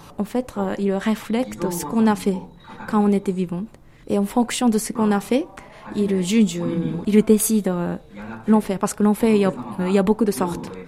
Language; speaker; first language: French; non-native, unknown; Japanese